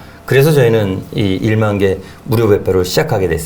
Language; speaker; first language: Korean; native; Korean